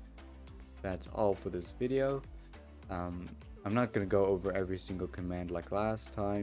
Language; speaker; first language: English; native; English